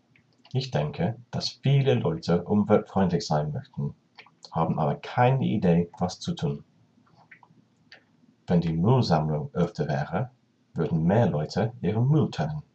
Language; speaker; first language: German; non-native, learner; English